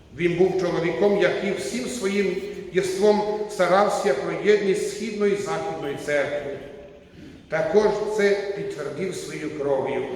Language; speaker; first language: Ukrainian; non-native, learner; Croatian